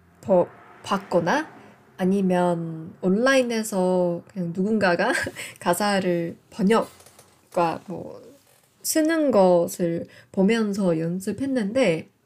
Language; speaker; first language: Korean; non-native, fluent; English